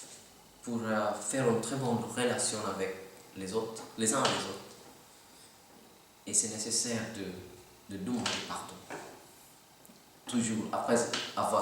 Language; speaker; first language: French; non-native, learner; Filipino